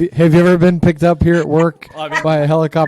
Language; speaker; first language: English; native; English